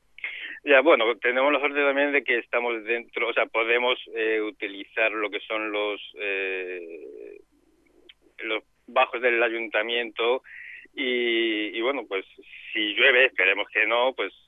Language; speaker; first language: Spanish; native; Spanish